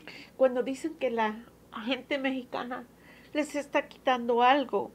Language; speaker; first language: Spanish; early bilingual, heritage; Spanish